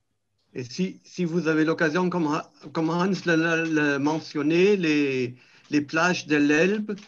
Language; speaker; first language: French; non-native, fluent; German